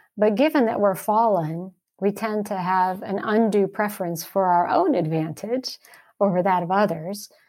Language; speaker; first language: English; early bilingual, heritage; English